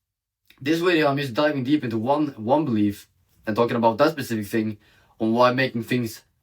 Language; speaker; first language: English; non-native, fluent; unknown